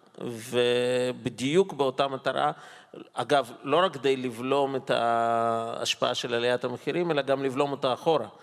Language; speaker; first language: Hebrew; non-native, fluent; Russian